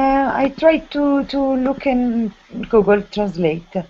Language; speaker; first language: English; non-native, learner; Italian